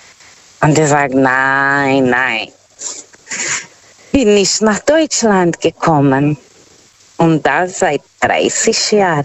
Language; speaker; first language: German; non-native, fluent; Portuguese